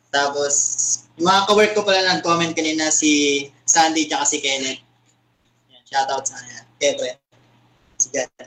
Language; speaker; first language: Filipino; native; Filipino